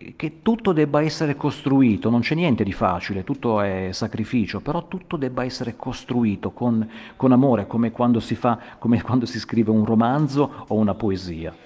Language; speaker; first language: Italian; native; Italian